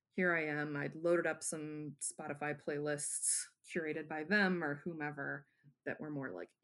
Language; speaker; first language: English; native; English